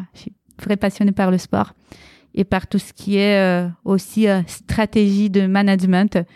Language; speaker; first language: French; early bilingual, other home language; Romanian